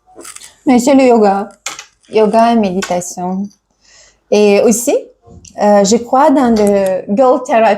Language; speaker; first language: French; non-native, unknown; Tajik